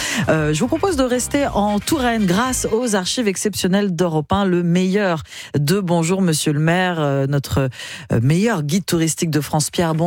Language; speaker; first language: French; native; French